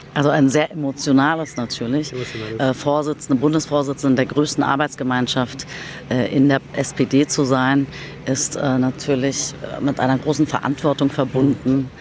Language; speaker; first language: German; early bilingual, other home language; Turkish